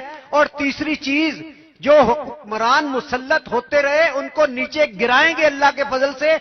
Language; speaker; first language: Urdu; native; Urdu